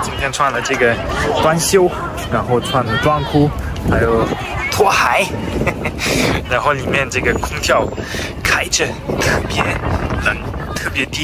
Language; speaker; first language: Chinese; non-native, fluent; German